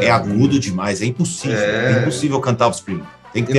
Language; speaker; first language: Portuguese; native; Portuguese